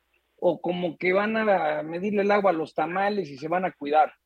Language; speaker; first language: Spanish; native; Spanish